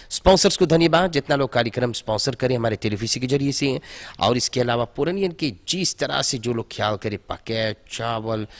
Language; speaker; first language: Hindi; early bilingual, heritage; Hindi